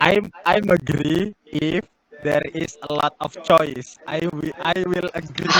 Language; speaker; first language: English; non-native, learner; Indonesian